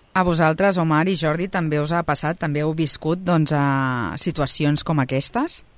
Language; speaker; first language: Catalan; native; Catalan